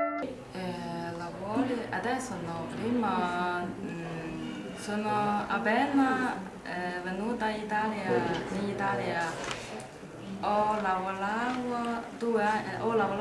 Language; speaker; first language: Italian; non-native, learner; Chinese